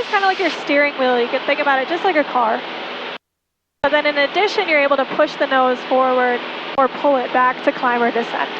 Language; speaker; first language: English; native; English